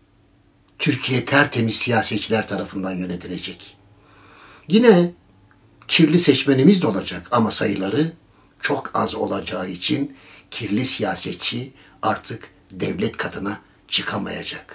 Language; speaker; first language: Turkish; native; Turkish